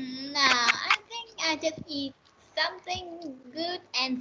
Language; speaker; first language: English; non-native, learner; Vietnamese